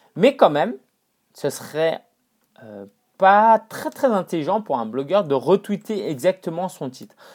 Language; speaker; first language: French; non-native, fluent; Chinese